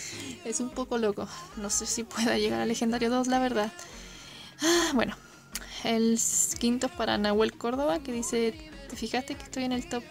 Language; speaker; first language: Spanish; native; Spanish